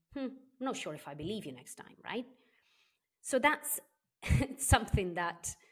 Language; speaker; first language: English; non-native, fluent; Italian